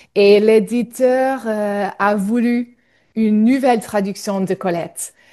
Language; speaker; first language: French; non-native, fluent; English